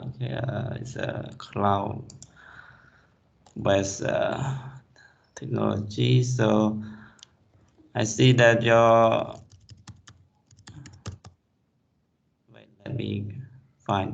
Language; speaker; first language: English; non-native, fluent; Khmer